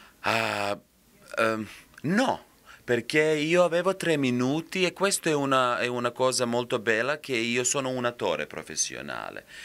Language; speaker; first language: Italian; non-native, fluent; Serbian